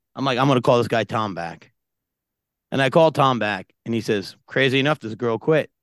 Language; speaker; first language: English; native; English